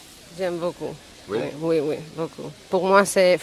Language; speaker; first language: French; non-native, learner; Spanish